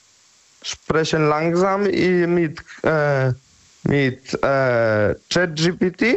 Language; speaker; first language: German; non-native, learner; Polish